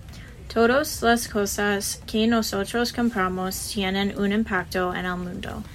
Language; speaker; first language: Spanish; non-native, learner; English